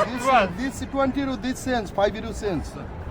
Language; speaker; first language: English; non-native, learner; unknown